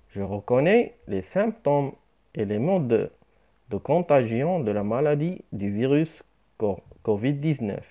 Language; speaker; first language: French; non-native, local second language; Arabic